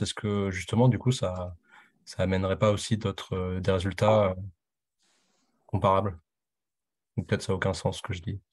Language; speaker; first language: French; native; French